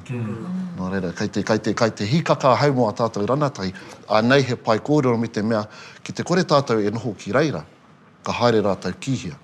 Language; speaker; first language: Māori; native; Māori